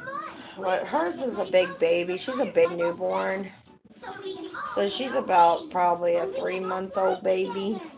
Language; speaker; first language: English; native; English